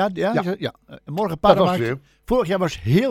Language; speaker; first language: Dutch; native; Dutch